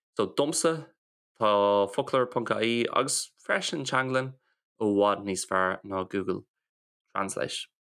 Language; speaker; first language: Irish; non-native, local second language; English